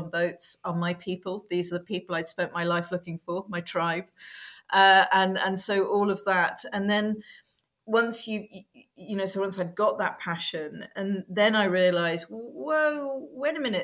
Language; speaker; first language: English; native; English